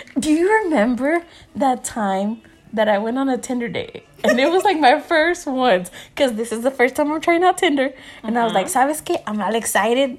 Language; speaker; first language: English; early bilingual, other home language; Spanish